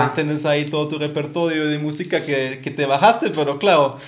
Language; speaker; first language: Spanish; non-native, fluent; German